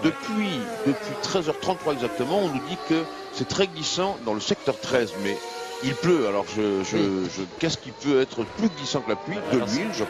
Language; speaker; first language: French; native; French